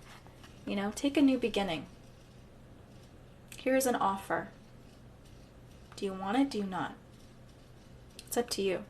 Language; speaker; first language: English; native; English